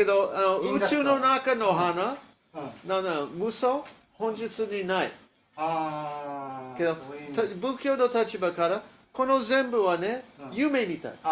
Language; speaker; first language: Japanese; non-native, learner; English